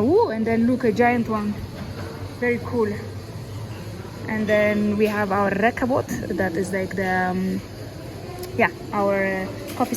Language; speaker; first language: English; non-native, local second language; Amharic